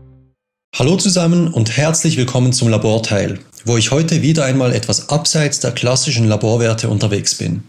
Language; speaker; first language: German; native; German